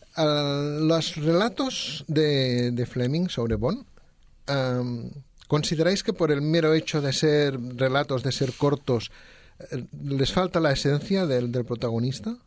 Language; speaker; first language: Spanish; non-native, local second language; Catalan